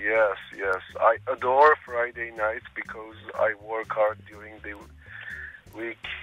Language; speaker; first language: English; non-native, learner; Armenian